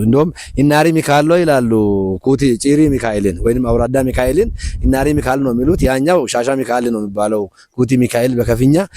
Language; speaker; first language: Amharic; non-native, local second language; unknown